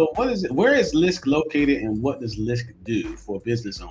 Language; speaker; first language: English; native; English